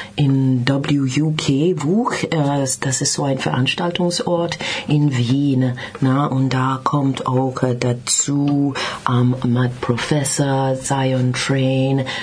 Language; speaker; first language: German; non-native, learner; English